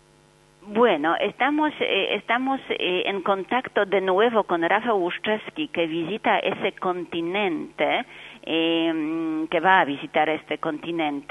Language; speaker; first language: Spanish; non-native, fluent; Polish